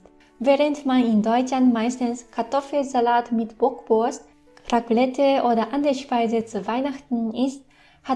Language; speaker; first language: German; non-native, fluent; Japanese